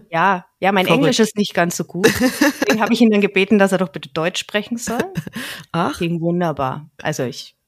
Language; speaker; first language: German; native; German